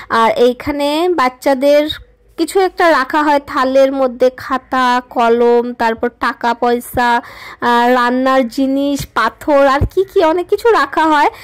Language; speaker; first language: Bangla; non-native, local second language; Hindi